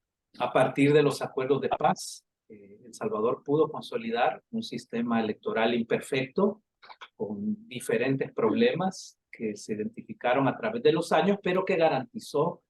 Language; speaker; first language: Spanish; native; Spanish